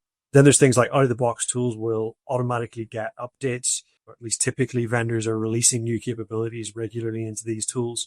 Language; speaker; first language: English; native; English